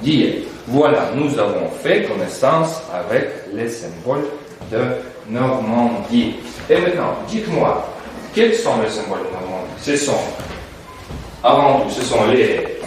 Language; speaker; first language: French; non-native, fluent; Russian